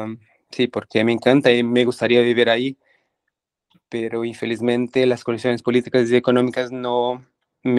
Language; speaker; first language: Spanish; non-native, fluent; Portuguese